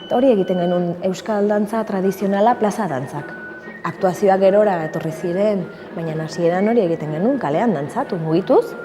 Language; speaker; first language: Basque; native; Basque